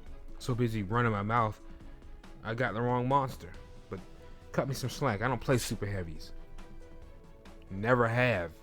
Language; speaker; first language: English; native; English